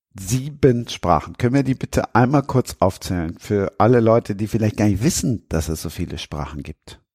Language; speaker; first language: German; native; German